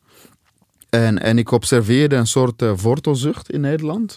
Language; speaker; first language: Dutch; non-native, fluent; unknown